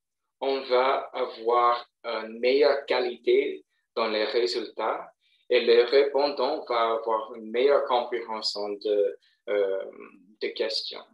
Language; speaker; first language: French; non-native, fluent; English